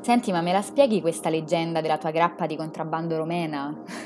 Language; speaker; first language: Italian; native; Italian